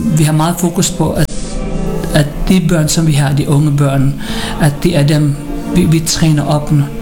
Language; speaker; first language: Danish; early bilingual, other home language; Filipino